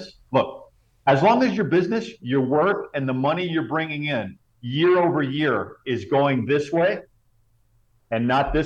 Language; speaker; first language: English; native; English